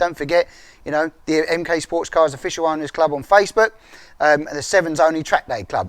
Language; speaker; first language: English; native; English